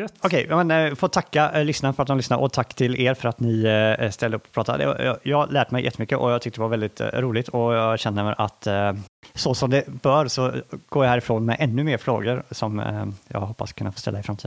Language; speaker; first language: Swedish; native; Swedish